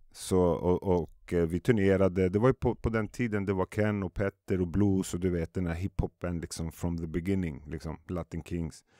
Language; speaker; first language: Swedish; early bilingual, other home language; Arabic